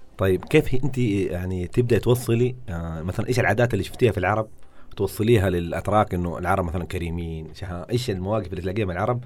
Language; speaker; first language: Arabic; native; Arabic